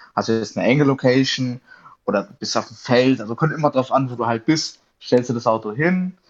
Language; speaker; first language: German; native; German